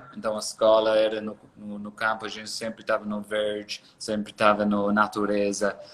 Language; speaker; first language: Portuguese; non-native, fluent; English